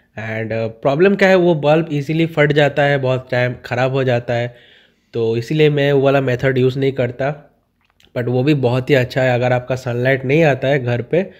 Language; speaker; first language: Hindi; non-native, local second language; Bangla